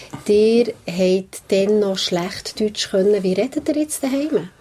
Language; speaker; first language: German; native; German